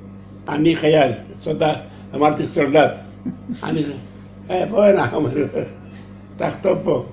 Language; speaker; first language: Hebrew; non-native, learner; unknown